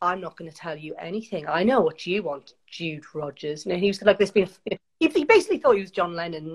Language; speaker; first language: English; native; English